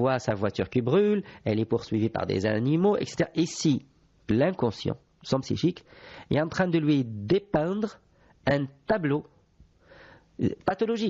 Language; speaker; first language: French; non-native, local second language; Arabic